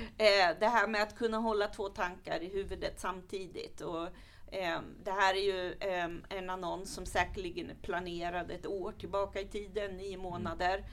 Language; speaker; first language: Swedish; native; Swedish